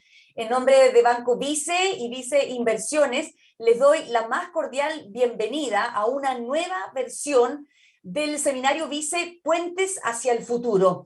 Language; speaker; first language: Spanish; native; Spanish